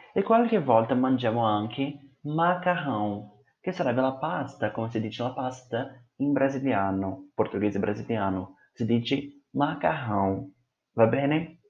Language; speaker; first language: Italian; non-native, fluent; Portuguese